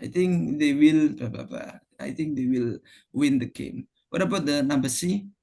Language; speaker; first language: English; non-native, fluent; Indonesian